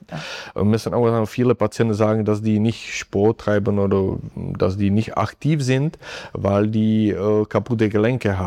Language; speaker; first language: German; non-native, fluent; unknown